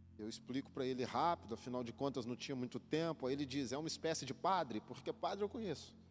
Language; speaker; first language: Portuguese; native; Portuguese